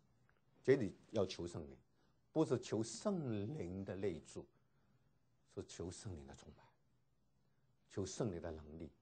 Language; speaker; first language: Chinese; native; Chinese